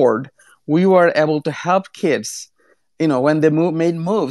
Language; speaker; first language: English; non-native, local second language; Bangla